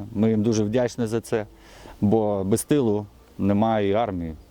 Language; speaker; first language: Ukrainian; non-native, local second language; Russian